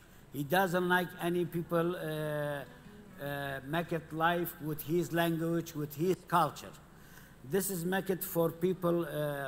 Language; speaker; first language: English; non-native, learner; Kurdish